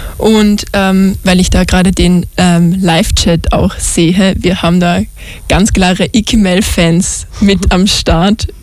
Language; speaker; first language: German; native; German